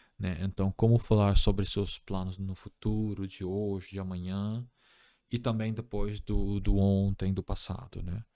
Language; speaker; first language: Portuguese; non-native, fluent; Dutch